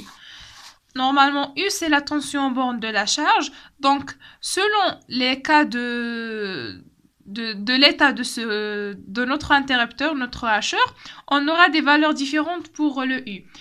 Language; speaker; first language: French; non-native, local second language; Arabic